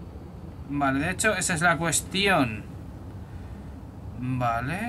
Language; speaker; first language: Spanish; native; Spanish